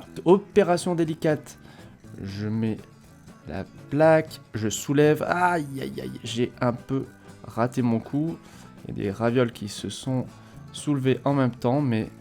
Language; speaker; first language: French; native; French